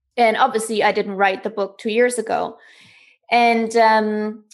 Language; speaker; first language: English; non-native, fluent; German